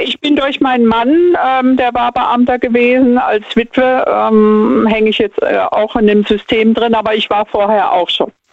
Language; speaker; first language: German; native; German